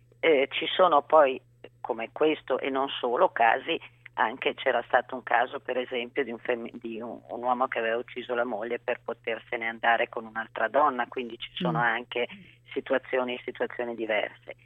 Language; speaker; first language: Italian; native; Italian